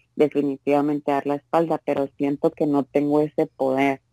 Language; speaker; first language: Spanish; native; Spanish